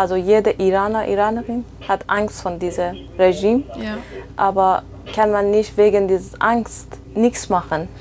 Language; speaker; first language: German; non-native, fluent; Persian